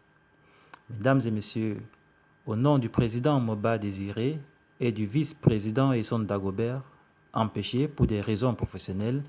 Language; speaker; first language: French; non-native, local second language; Fang